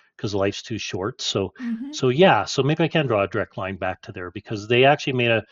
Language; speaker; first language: English; native; English